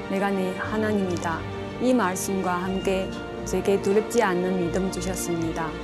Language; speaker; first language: Korean; non-native, fluent; Chinese